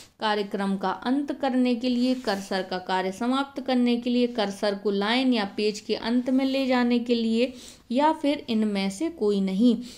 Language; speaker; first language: Hindi; native; Hindi